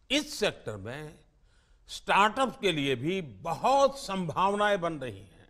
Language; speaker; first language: Hindi; non-native, local second language; Gujarati